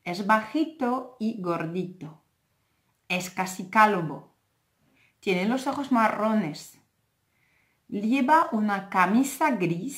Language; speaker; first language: Spanish; non-native, fluent; French